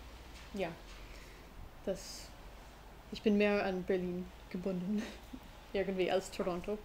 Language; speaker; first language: German; non-native, fluent; English